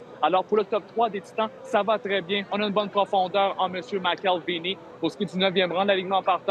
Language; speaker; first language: French; native; French